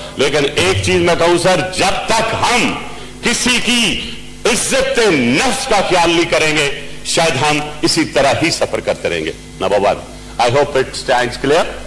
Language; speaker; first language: Urdu; non-native, local second language; Punjabi